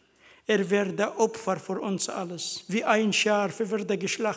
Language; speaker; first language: German; non-native, fluent; Arabic